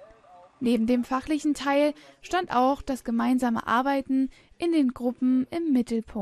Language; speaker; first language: German; native; German